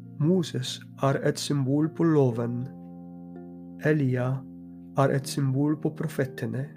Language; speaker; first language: Norwegian; non-native, fluent; Polish